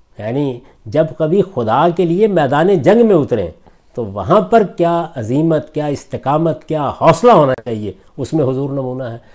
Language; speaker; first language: Urdu; non-native, local second language; Punjabi